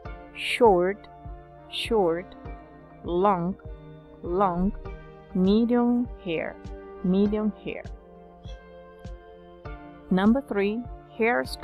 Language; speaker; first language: English; non-native, fluent; Spanish